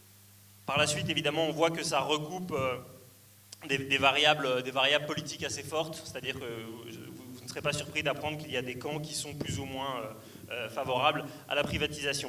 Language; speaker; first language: French; native; French